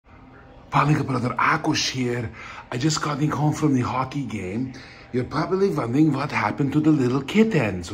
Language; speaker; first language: English; non-native, fluent; Hungarian